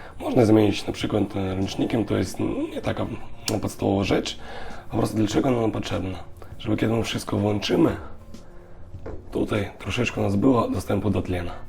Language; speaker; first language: Polish; non-native, learner; Russian